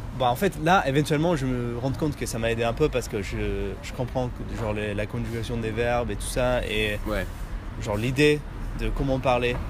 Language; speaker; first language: French; non-native, fluent; English